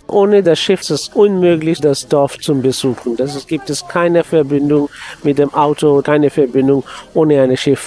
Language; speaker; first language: German; non-native, learner; Bangla